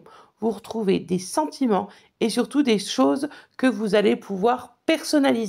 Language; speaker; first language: French; native; French